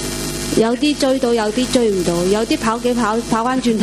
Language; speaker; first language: Chinese; non-native, local second language; Cantonese